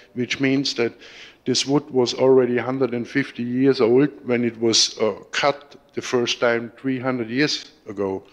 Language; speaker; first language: English; non-native, fluent; German